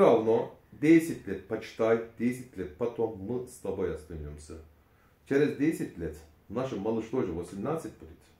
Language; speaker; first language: Russian; non-native, learner; Turkish